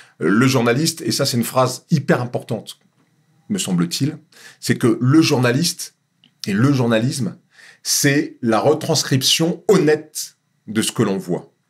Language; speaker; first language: French; native; French